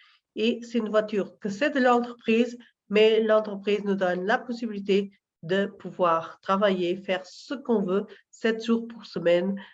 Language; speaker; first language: French; non-native, learner; Portuguese